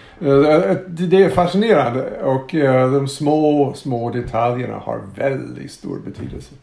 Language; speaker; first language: Swedish; non-native, fluent; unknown